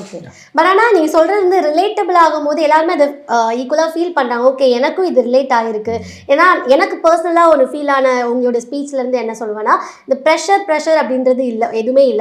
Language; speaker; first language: Tamil; native; Tamil